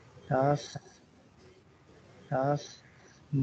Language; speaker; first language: German; non-native, learner; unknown